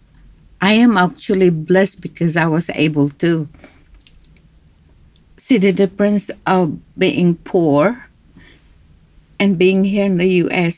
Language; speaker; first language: English; non-native, local second language; Cebuano